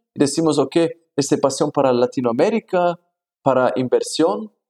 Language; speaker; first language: Spanish; non-native, fluent; German